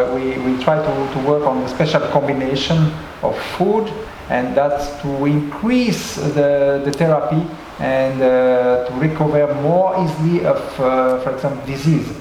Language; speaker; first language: English; non-native, learner; French